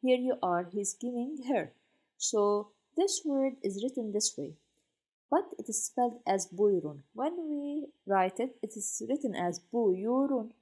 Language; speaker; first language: English; non-native, fluent; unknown